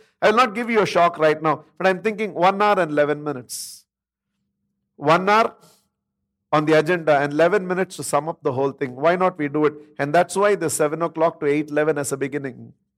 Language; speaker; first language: English; non-native, local second language; Tamil